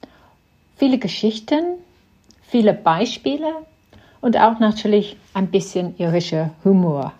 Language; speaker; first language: German; non-native, fluent; English